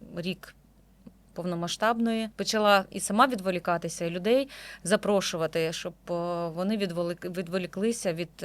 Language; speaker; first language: Ukrainian; native; Ukrainian